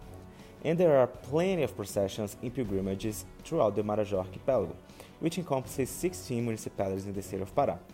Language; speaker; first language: English; non-native, fluent; Portuguese